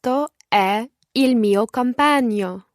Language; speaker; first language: Italian; non-native, learner; English